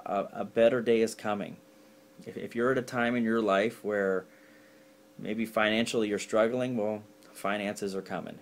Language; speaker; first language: English; native; English